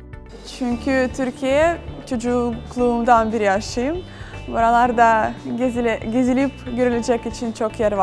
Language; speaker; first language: Turkish; non-native, learner; Russian